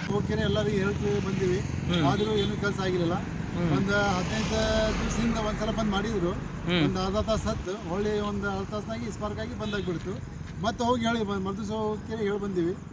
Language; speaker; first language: Kannada; non-native, local second language; Urdu